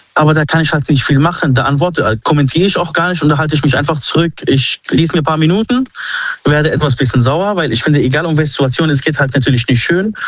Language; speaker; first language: German; early bilingual, other home language; Arabic